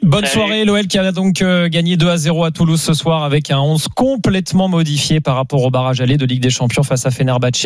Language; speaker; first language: French; native; French